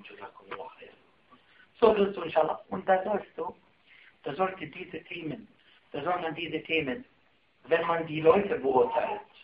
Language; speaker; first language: German; non-native, fluent; Arabic